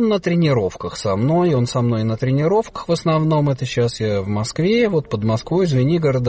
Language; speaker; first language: Russian; native; Russian